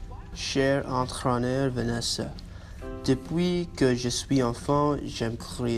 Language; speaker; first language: French; non-native, learner; English